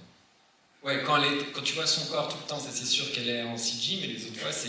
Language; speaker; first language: French; native; French